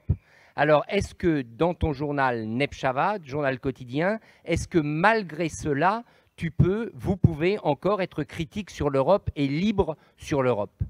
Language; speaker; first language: French; native; French